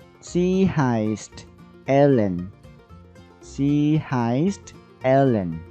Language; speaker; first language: German; non-native, fluent; Thai